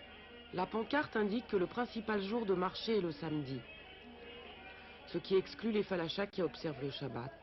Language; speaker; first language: French; native; French